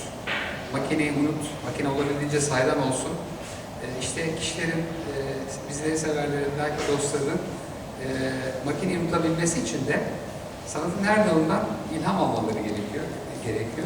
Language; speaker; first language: Turkish; native; Turkish